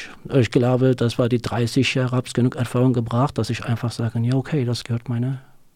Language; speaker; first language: German; non-native, learner; Kurdish